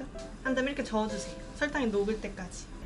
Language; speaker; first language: Korean; native; Korean